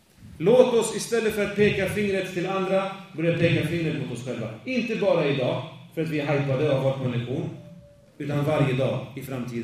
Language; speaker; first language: Swedish; native; Swedish